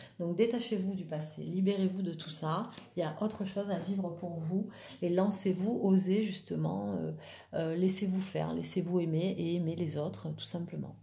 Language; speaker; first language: French; native; French